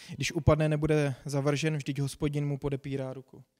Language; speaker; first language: Czech; non-native, fluent; English